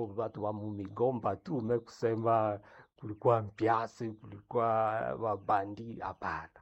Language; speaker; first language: Swahili; non-native, local second language; Nande